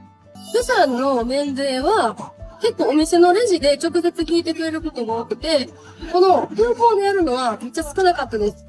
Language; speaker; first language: Japanese; native; Japanese